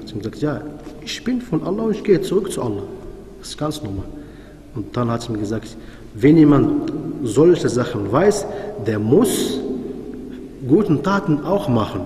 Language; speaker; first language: German; non-native, fluent; Arabic